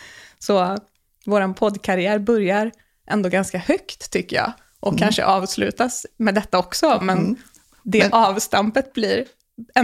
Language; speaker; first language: Swedish; native; Swedish